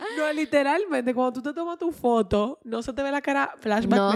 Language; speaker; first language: Spanish; native; Spanish